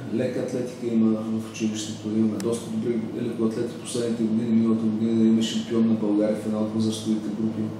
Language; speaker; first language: Bulgarian; native; Bulgarian